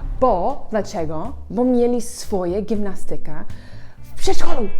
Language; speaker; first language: Polish; non-native, learner; English